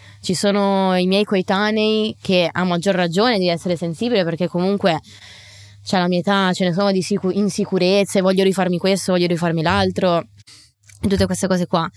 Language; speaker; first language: Italian; native; Italian